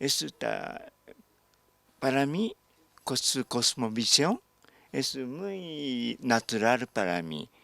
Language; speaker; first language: Spanish; non-native, learner; Japanese